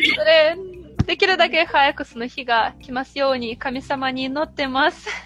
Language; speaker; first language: Japanese; non-native, fluent; Russian